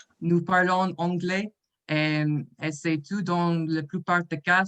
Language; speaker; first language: French; non-native, learner; English